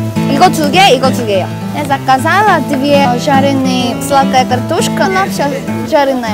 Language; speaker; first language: Russian; non-native, learner; Korean